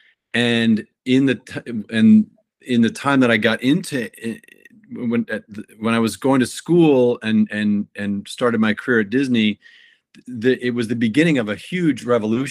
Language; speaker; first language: English; native; English